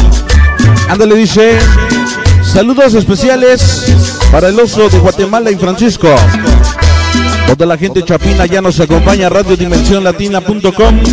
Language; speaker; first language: Spanish; native; Spanish